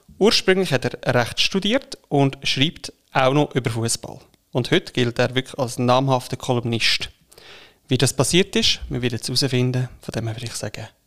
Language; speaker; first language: German; native; German